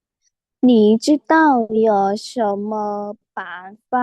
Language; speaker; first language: Chinese; non-native, learner; Lao